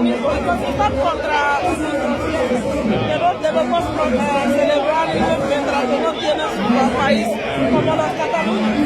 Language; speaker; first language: Spanish; non-native, learner; Igbo